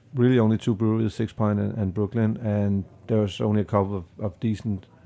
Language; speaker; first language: English; non-native, fluent; Danish